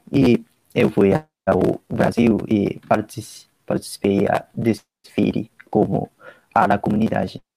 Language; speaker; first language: Portuguese; non-native, learner; Japanese